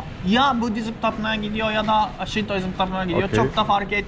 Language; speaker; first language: Turkish; non-native, fluent; Japanese